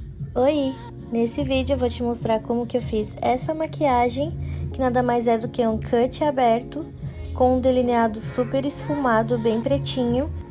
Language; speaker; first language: Portuguese; native; Portuguese